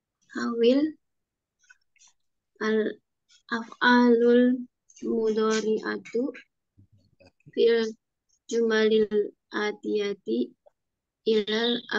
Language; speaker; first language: Arabic; non-native, learner; Indonesian